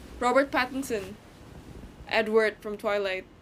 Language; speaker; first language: English; non-native, fluent; Indonesian